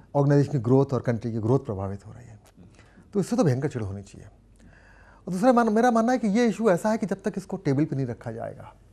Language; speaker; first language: Hindi; native; Hindi